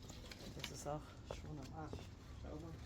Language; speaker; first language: German; non-native, learner; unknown